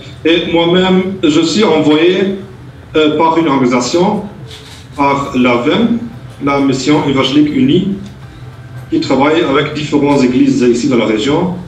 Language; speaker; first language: French; non-native, fluent; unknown